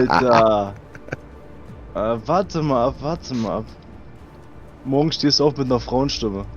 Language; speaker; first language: German; native; German